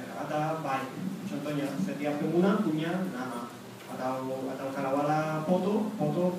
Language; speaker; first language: Indonesian; non-native, fluent; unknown